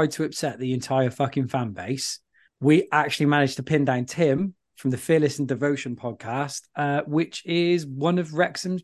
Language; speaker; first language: English; native; English